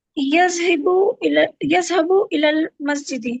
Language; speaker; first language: Arabic; non-native, learner; Urdu